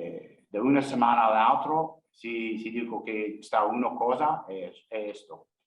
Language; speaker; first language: Spanish; non-native, learner; English